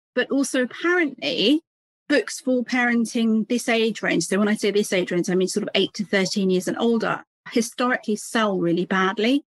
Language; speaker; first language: English; native; English